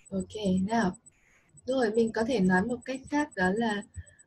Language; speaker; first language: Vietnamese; native; Vietnamese